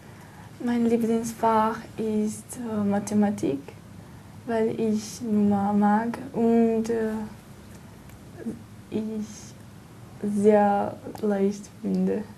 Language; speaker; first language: German; non-native, learner; Portuguese